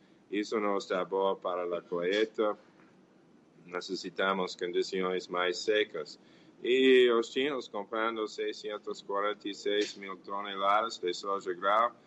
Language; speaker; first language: Portuguese; non-native, fluent; English